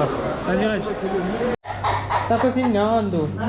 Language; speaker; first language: Portuguese; non-native, learner; French